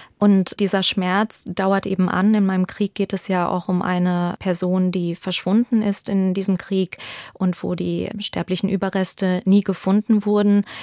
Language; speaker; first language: German; early bilingual, other home language; Albanian